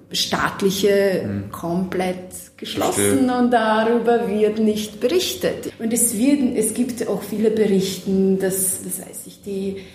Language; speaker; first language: German; non-native, fluent; Serbian